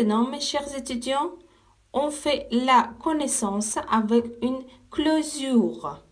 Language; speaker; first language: French; non-native, fluent; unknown